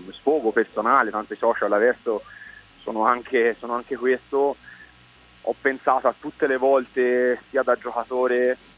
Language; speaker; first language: Italian; native; Italian